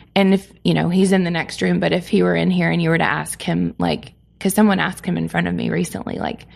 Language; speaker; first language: English; native; English